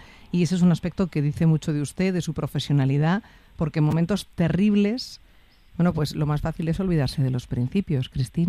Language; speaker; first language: Spanish; native; Spanish